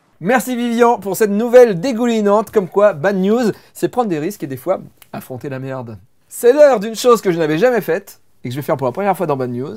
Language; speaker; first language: French; native; French